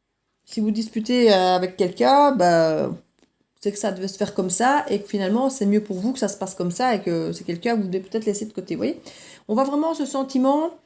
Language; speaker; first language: French; native; French